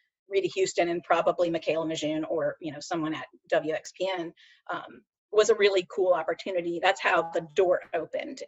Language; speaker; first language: English; native; English